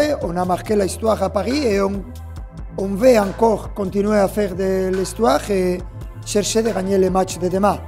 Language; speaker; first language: French; non-native, fluent; Spanish